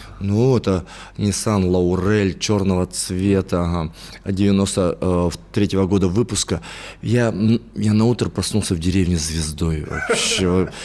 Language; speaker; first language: Russian; non-native, local second language; Yakut